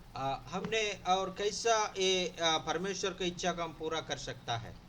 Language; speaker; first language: Hindi; non-native, local second language; Telugu